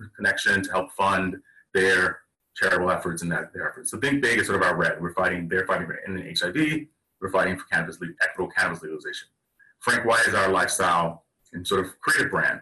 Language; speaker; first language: English; native; English